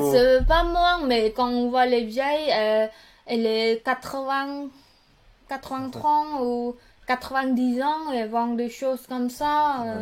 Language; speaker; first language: French; non-native, learner; Khmer